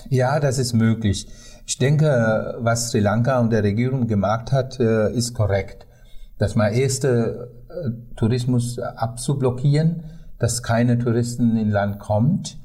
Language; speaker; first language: German; non-native, fluent; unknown